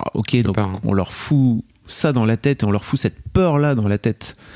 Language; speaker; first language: French; native; French